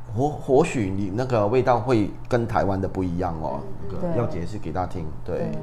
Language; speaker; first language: Chinese; non-native, fluent; Cantonese